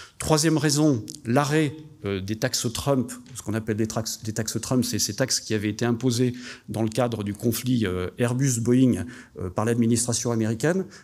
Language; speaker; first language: French; native; French